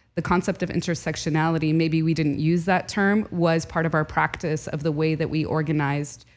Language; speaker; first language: English; early bilingual, other home language; Arabic